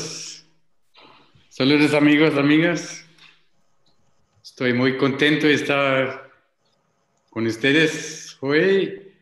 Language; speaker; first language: Spanish; non-native, learner; English